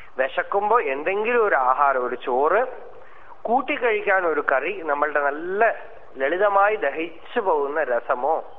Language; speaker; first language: Malayalam; non-native, local second language; Tamil